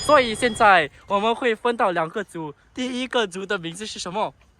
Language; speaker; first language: Chinese; non-native, local second language; English